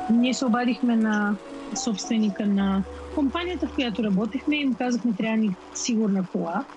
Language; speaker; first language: Bulgarian; native; Bulgarian